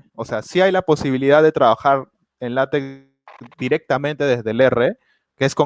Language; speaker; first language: Spanish; native; Spanish